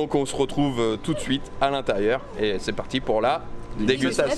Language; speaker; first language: French; native; French